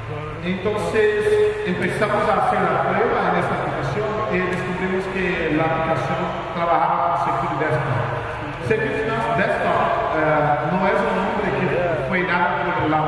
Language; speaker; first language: Spanish; non-native, fluent; Portuguese